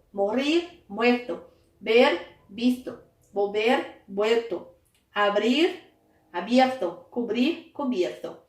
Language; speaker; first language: Spanish; non-native, fluent; Portuguese